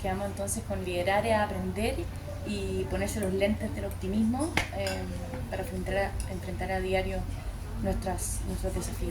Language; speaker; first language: Spanish; native; Spanish